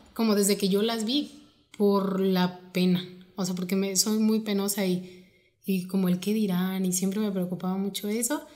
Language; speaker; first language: Spanish; native; Spanish